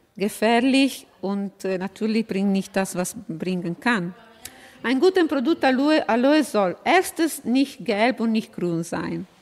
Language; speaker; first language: German; non-native, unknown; Italian